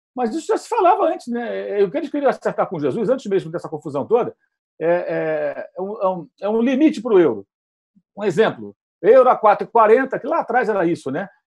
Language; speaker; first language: Portuguese; native; Portuguese